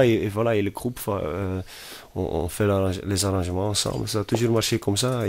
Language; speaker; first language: French; non-native, fluent; Dutch